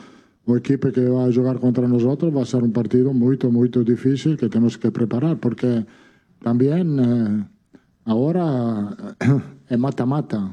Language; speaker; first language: Portuguese; non-native, fluent; Italian